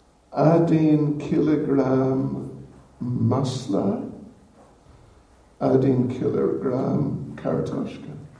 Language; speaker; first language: Russian; non-native, learner; English